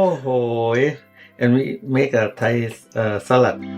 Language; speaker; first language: English; non-native, learner; Thai